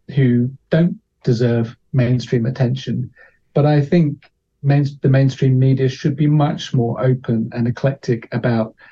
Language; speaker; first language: English; native; English